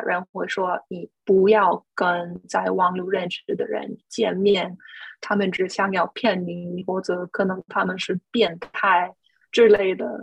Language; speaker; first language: Chinese; non-native, fluent; English